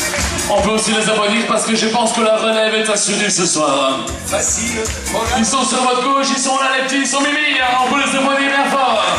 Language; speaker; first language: French; native; French